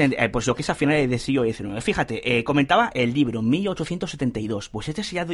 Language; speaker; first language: Spanish; native; Spanish